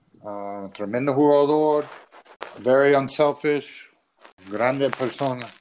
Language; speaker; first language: Spanish; early bilingual, other home language; English